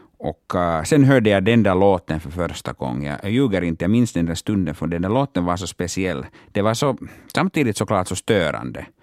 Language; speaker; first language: Swedish; non-native, local second language; Finnish